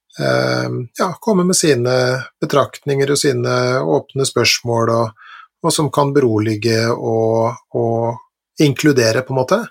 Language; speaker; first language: Norwegian; native; Norwegian